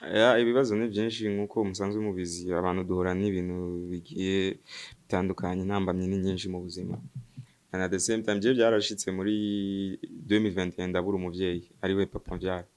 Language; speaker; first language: Rundi; early bilingual, heritage; Rundi